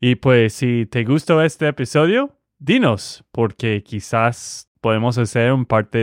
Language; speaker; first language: Spanish; non-native, fluent; English